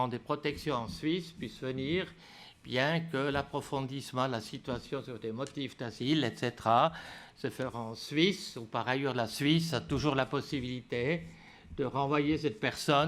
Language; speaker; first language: French; native; French